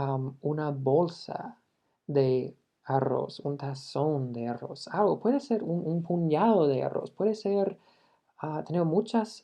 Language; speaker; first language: Spanish; non-native, fluent; English